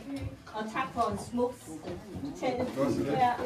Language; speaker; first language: Danish; non-native, learner; Vietnamese